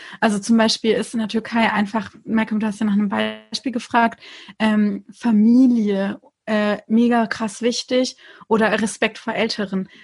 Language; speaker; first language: German; early bilingual, other home language; Turkish